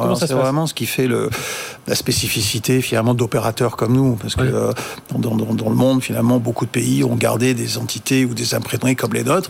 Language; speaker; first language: French; native; French